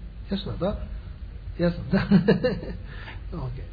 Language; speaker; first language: Russian; non-native, learner; Tibetan